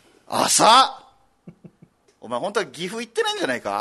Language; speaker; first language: Japanese; native; Japanese